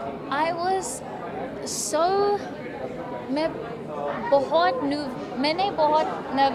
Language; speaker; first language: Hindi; non-native, learner; English